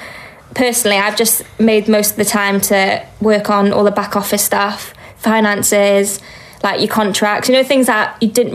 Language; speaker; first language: English; native; English